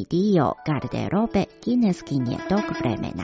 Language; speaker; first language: Croatian; non-native, fluent; Chinese